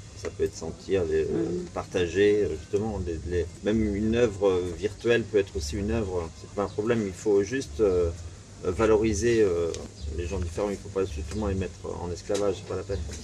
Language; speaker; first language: French; native; French